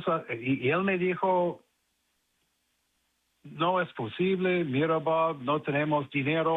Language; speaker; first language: Spanish; non-native, fluent; English